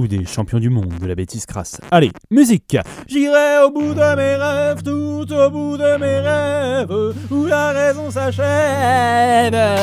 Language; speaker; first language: French; native; French